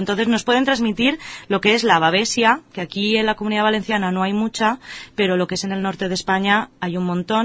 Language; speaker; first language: Spanish; native; Spanish